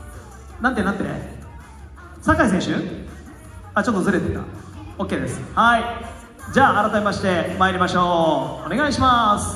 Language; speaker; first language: Japanese; native; Japanese